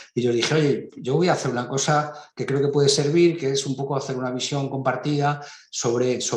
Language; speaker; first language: Spanish; native; Spanish